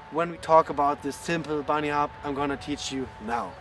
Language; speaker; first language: English; non-native, fluent; German